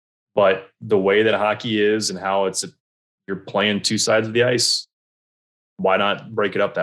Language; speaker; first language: English; native; English